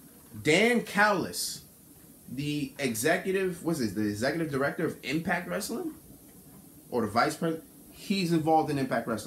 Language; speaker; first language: English; native; English